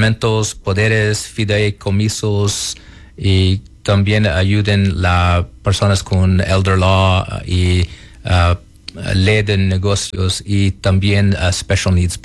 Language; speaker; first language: Spanish; non-native, learner; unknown